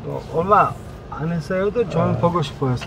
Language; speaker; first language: Korean; non-native, learner; Uzbek